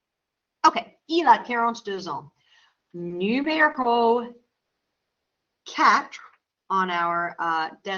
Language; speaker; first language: French; non-native, fluent; English